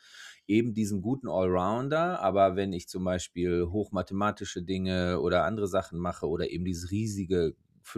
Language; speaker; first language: German; native; German